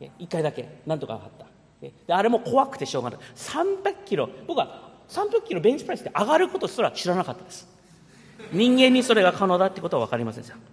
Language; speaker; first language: Japanese; early bilingual, heritage; Japanese